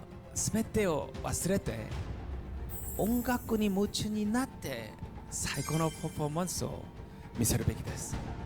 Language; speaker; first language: Japanese; non-native, fluent; Korean